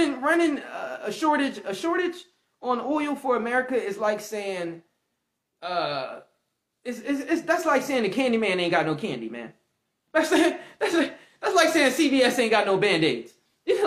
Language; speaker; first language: English; native; English